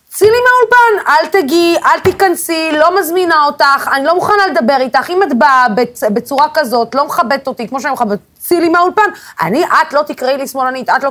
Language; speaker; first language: Hebrew; non-native, local second language; Arabic